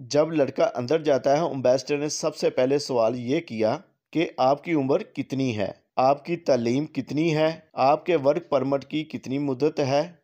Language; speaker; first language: Urdu; non-native, local second language; Punjabi